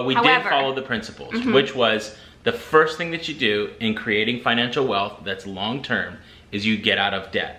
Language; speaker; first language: English; native; English